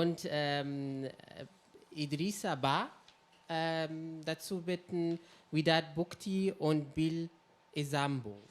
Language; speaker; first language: German; native; German